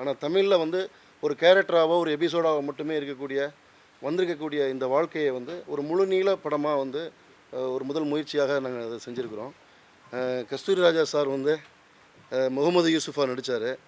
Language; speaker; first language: Tamil; native; Tamil